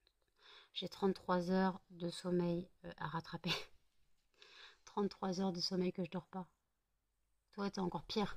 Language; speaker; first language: French; native; French